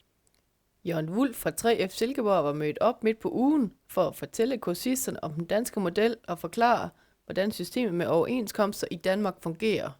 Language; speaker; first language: Danish; native; Danish